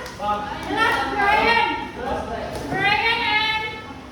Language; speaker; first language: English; non-native, learner; Indonesian